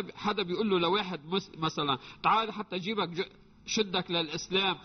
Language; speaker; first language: Arabic; native; Arabic